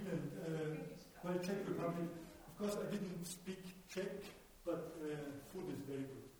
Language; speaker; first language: English; non-native, fluent; German